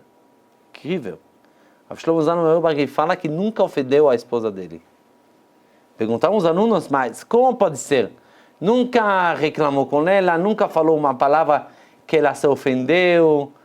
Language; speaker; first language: Portuguese; non-native, fluent; Hebrew